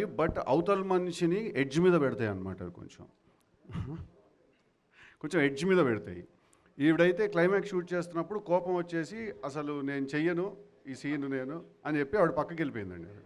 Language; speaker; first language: Telugu; native; Telugu